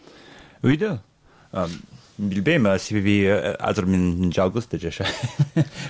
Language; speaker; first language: Kyrgyz; non-native, learner; English